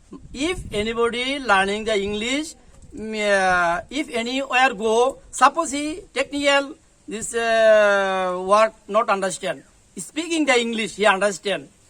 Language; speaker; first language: English; non-native, learner; Bangla